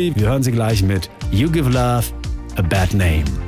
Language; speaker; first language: German; native; German